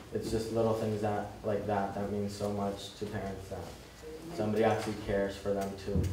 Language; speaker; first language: English; early bilingual, other home language; Spanish